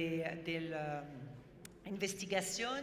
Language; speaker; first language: Spanish; non-native, learner; French